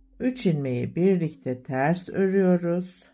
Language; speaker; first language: Turkish; native; Turkish